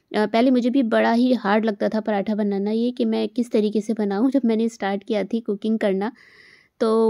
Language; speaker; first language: Hindi; native; Hindi